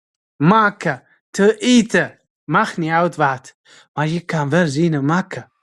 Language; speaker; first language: Dutch; non-native, fluent; Tigrinya